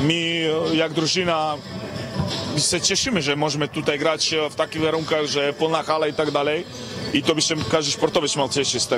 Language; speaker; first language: Polish; non-native, fluent; Serbian